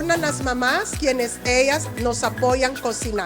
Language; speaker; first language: Spanish; native; Spanish